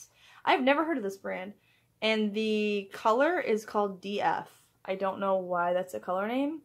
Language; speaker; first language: English; native; English